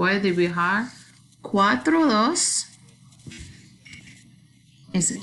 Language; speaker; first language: Spanish; non-native, learner; English